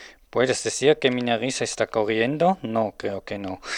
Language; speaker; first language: Spanish; non-native, learner; Swiss German